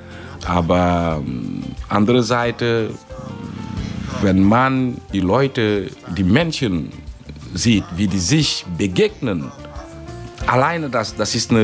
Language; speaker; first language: German; non-native, fluent; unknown